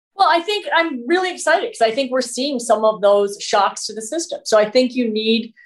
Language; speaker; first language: English; native; English